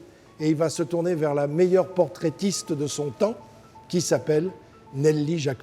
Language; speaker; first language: French; native; French